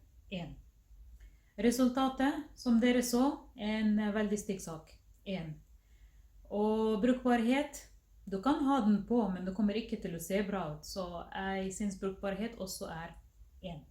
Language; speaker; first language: Norwegian; non-native, fluent; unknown